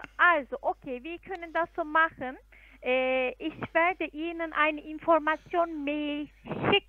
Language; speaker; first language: German; non-native, fluent; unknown